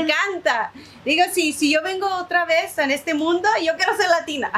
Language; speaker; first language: Spanish; early bilingual, heritage; Spanish